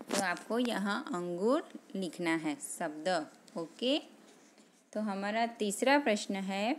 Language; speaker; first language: Hindi; non-native, local second language; Gujarati